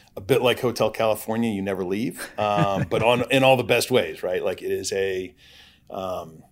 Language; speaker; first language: English; native; English